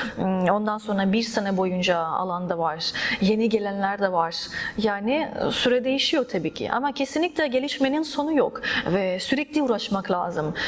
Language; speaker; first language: Turkish; early bilingual, other home language; Russian